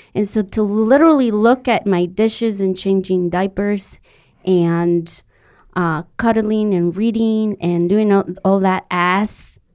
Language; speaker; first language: English; non-native, fluent; Spanish